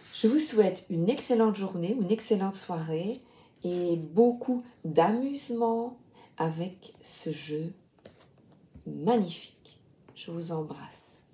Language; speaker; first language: French; native; French